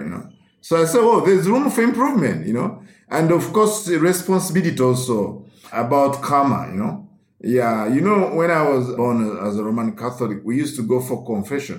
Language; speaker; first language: English; non-native, local second language; Ganda